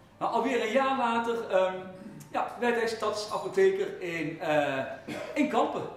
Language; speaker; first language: Dutch; native; Dutch